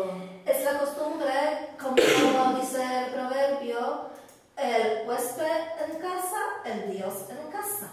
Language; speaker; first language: Spanish; non-native, fluent; Polish